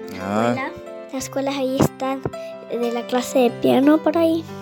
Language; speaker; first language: Spanish; early bilingual, heritage; Spanish